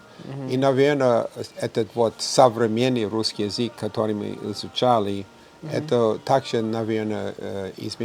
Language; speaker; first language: Russian; non-native, fluent; English